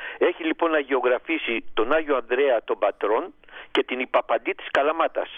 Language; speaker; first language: Greek; native; Greek